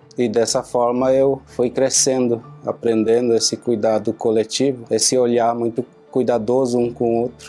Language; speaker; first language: Portuguese; non-native, local second language; Guarani